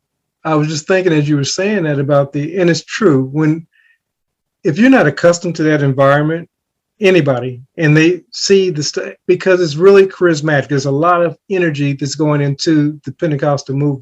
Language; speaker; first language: English; native; English